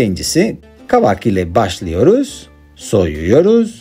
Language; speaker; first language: Turkish; non-native, learner; Spanish